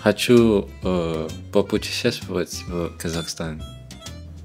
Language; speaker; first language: Russian; non-native, learner; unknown